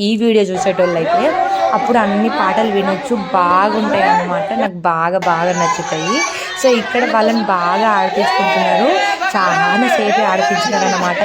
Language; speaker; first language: Telugu; non-native, local second language; Lambadi